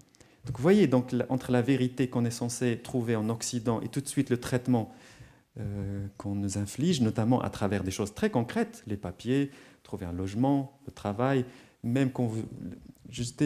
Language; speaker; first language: French; non-native, local second language; Arabic